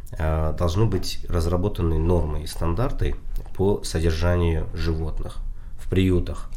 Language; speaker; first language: Russian; non-native, local second language; Tajik